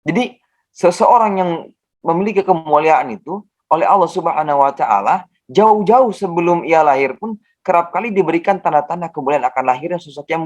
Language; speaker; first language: Indonesian; native; Indonesian